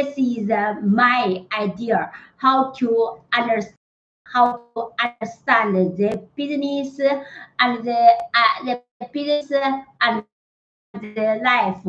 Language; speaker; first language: English; non-native, learner; Chinese